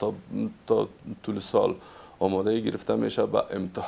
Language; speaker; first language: Persian; native; Persian